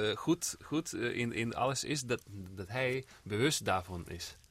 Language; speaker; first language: Dutch; non-native, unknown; Serbian